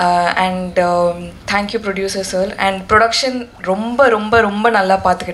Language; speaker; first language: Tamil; non-native, learner; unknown